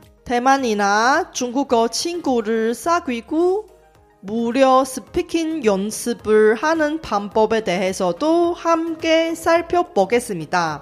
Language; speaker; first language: Korean; non-native, fluent; Chinese